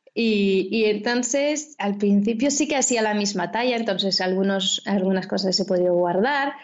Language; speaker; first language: Spanish; non-native, fluent; French